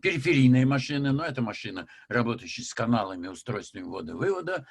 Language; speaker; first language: Russian; native; Russian